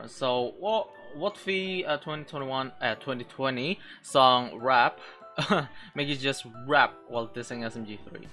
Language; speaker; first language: English; non-native, local second language; Filipino